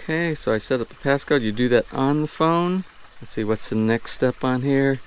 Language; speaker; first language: English; native; English